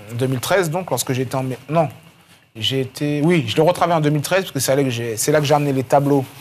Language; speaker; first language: French; native; French